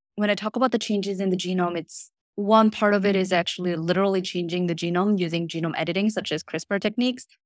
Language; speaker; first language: English; non-native, fluent; Korean